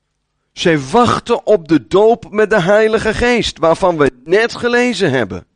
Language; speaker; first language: Dutch; native; Dutch